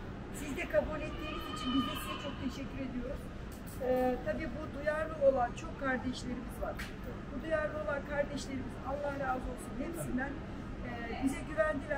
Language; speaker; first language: Turkish; native; Turkish